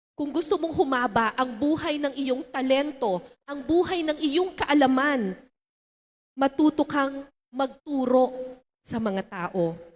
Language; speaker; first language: Filipino; native; Filipino